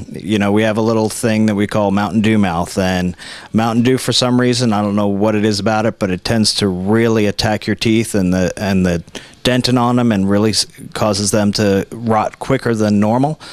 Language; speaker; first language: English; native; English